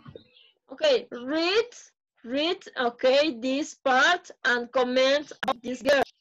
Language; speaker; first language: English; non-native, fluent; Spanish